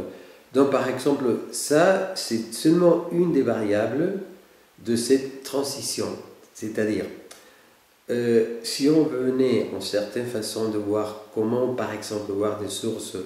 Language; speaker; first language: French; non-native, fluent; Spanish